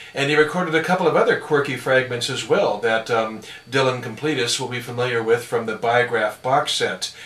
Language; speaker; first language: English; native; English